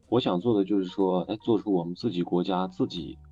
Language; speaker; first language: Chinese; native; Chinese